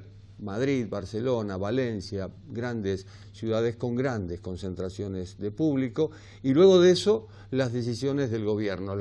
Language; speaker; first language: Spanish; native; Spanish